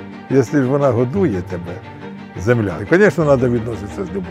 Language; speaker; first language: Ukrainian; native; Ukrainian